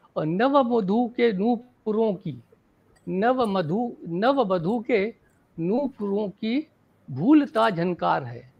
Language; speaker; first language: Hindi; native; Hindi